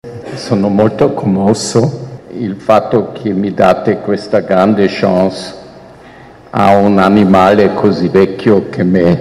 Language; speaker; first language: Italian; non-native, fluent; German